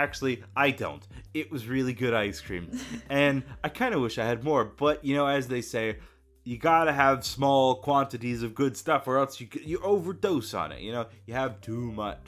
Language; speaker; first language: English; native; English